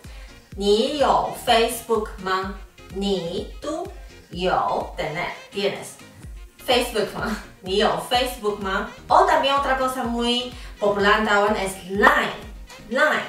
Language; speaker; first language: Spanish; non-native, fluent; Chinese